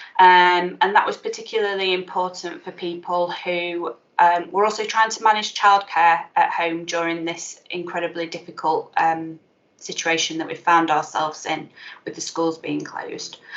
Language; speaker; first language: English; native; English